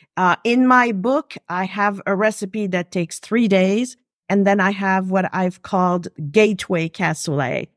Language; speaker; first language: English; non-native, fluent; French